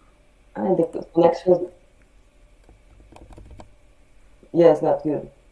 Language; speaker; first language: English; non-native, learner; Portuguese